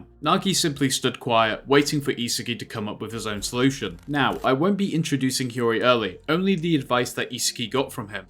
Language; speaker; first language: English; native; English